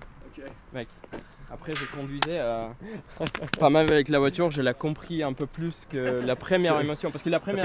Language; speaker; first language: French; non-native, fluent; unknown